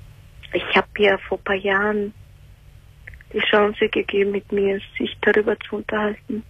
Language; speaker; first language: German; early bilingual, other home language; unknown